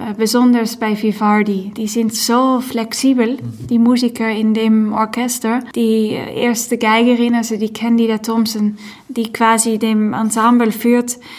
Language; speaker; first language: German; non-native, fluent; Dutch